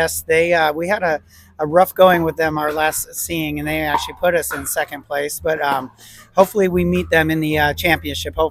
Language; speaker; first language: English; native; English